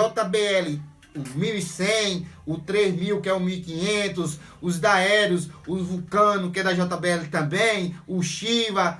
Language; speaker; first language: Portuguese; native; Portuguese